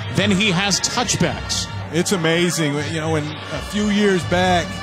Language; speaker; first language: English; native; English